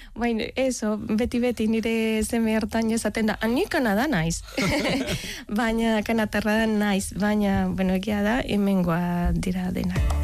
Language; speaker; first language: Basque; non-native, learner; Spanish